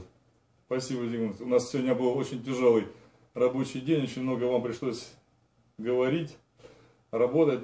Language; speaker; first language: Russian; native; Russian